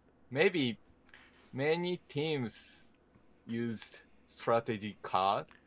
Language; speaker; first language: English; non-native, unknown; Japanese